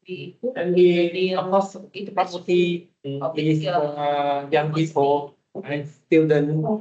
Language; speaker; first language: English; non-native, learner; Vietnamese